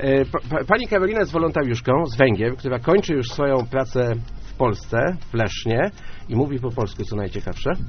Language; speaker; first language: Polish; native; Polish